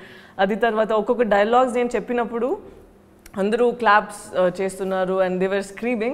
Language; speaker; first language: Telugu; non-native, learner; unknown